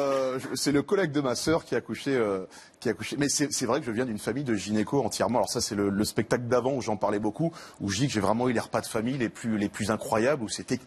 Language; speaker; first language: French; native; French